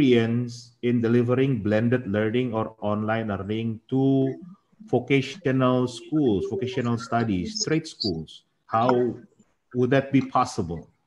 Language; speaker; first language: English; non-native, fluent; Indonesian